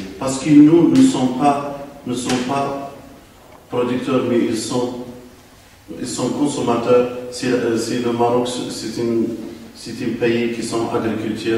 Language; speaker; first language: French; non-native, local second language; Arabic